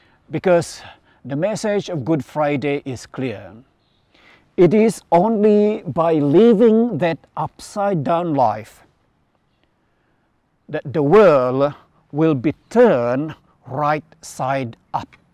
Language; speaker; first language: English; non-native, local second language; Iban